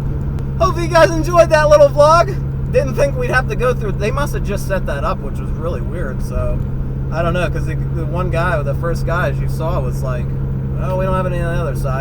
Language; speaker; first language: English; native; English